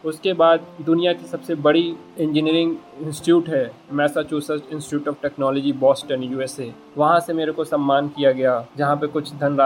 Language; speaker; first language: Hindi; native; Hindi